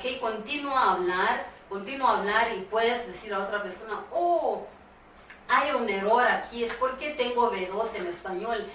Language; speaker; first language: Spanish; non-native, fluent; Swahili